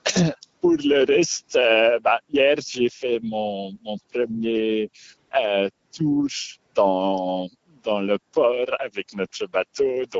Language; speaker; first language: French; non-native, local second language; Dutch